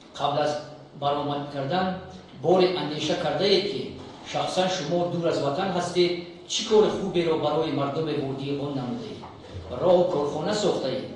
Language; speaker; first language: Tajik; non-native, local second language; Shughni